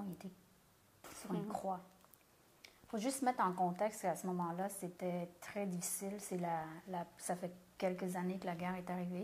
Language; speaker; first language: French; early bilingual, other home language; Khmer